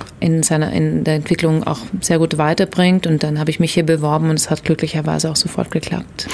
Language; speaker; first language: German; native; German